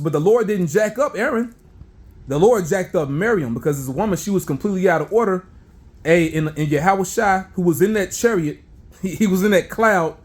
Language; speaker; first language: English; native; English